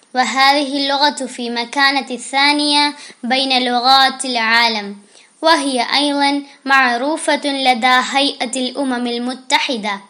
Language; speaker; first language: Arabic; non-native, learner; Malayalam